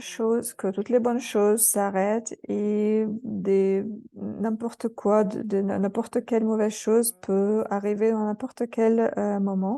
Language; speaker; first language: French; non-native, fluent; Russian